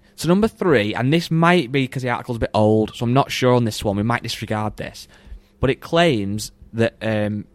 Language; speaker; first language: English; native; English